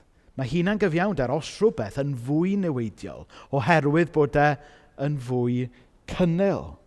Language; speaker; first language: Welsh; native; Welsh